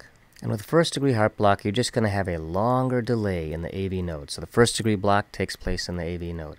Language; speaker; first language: English; native; English